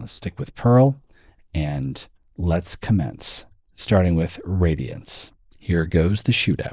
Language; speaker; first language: English; native; English